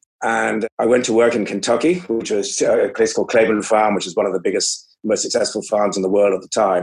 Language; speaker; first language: English; native; English